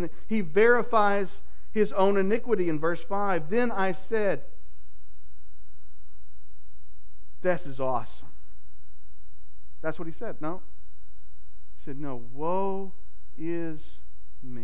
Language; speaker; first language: English; native; English